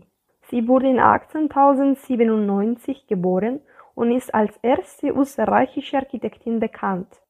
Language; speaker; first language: German; non-native, learner; Spanish